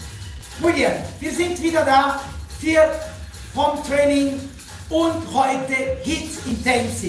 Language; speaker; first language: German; non-native, learner; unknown